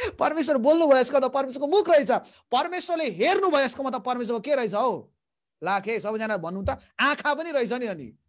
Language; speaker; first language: Nepali; native; Nepali